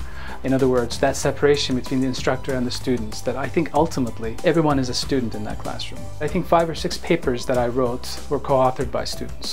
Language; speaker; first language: English; non-native, fluent; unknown